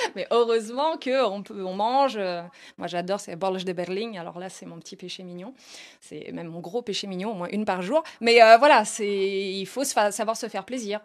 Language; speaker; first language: French; early bilingual, other home language; Portuguese